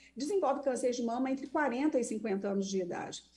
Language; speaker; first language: Portuguese; native; Portuguese